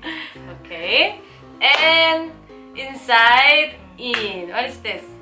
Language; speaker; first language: English; non-native, learner; Korean